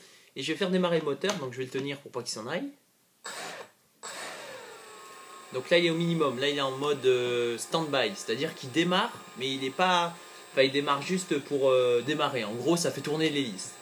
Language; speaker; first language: French; native; French